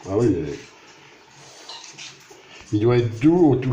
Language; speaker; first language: French; native; French